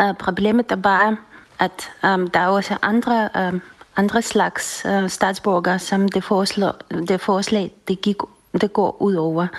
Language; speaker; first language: Danish; non-native, fluent; Russian